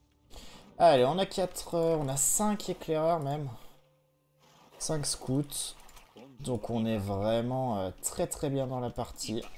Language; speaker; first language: French; native; French